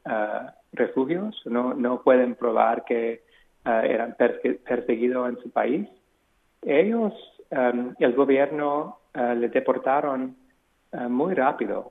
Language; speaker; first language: Spanish; non-native, fluent; English